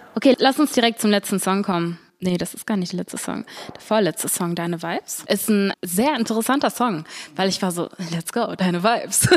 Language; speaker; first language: German; early bilingual, other home language; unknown